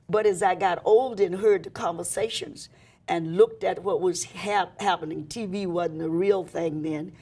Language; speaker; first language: English; native; English